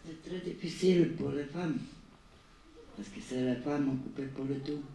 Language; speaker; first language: French; non-native, learner; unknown